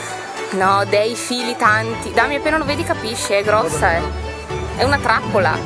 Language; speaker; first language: Italian; native; Italian